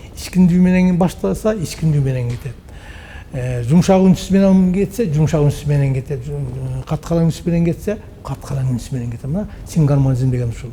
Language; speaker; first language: Kyrgyz; native; Kyrgyz